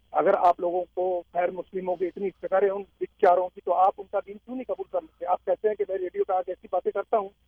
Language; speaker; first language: Urdu; native; Urdu